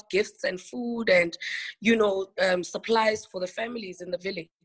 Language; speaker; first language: English; non-native, local second language; Xhosa